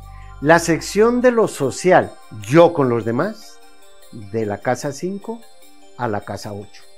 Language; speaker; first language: Spanish; native; Spanish